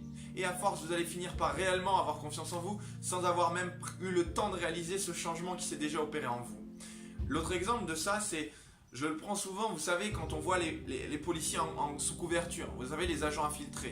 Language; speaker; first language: French; native; French